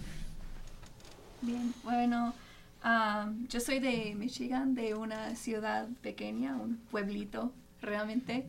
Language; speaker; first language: Spanish; non-native, fluent; English